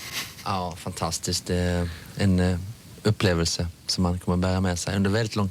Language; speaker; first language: Swedish; native; Swedish